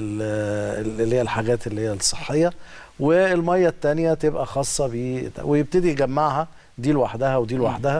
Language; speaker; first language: Arabic; native; Arabic